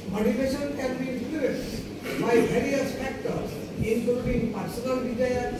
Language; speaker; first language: English; non-native, local second language; Bangla